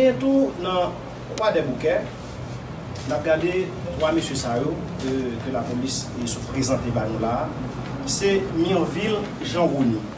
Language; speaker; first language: French; non-native, local second language; Haitian Creole